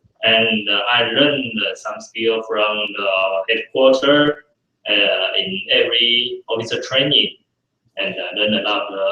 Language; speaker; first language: English; non-native, fluent; Chinese